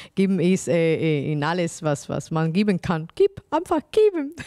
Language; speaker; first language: German; non-native, fluent; Spanish